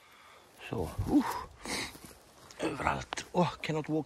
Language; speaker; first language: English; non-native, learner; Swedish